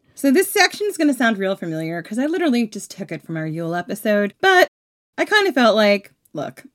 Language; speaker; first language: English; native; English